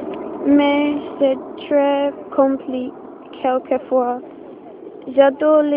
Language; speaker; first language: French; non-native, learner; English